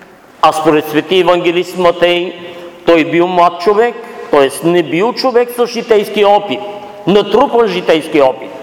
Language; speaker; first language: Bulgarian; native; Bulgarian